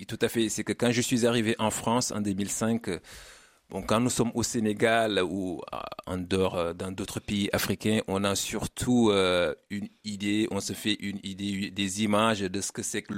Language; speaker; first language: French; non-native, local second language; Wolof